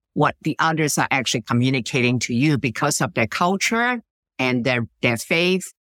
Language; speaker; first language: English; early bilingual, other home language; Cantonese